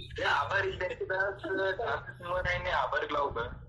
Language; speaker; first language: German; non-native, learner; Hindi